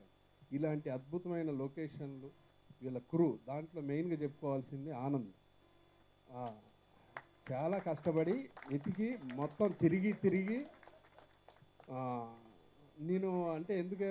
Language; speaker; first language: Telugu; native; Telugu